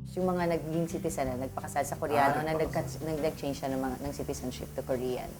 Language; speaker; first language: Filipino; native; Filipino